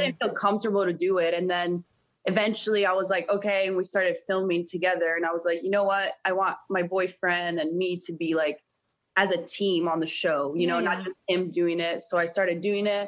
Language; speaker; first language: English; early bilingual, other home language; Italian